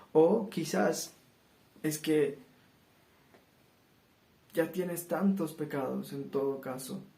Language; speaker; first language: Spanish; native; Spanish